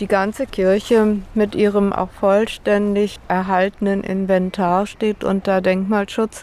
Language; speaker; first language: German; native; German